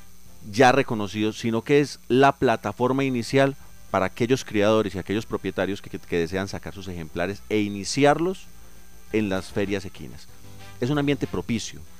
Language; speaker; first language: Spanish; native; Spanish